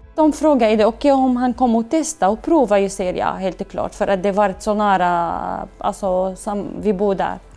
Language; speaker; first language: Swedish; non-native, learner; Arabic